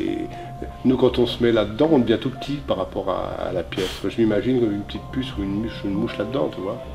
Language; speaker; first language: French; native; French